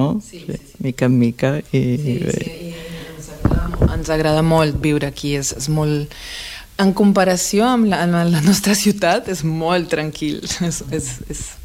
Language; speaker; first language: Catalan; non-native, fluent; Spanish